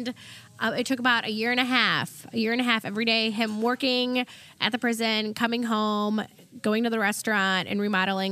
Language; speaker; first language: English; early bilingual, other home language; German